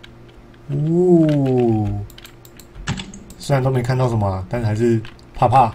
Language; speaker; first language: Chinese; native; Chinese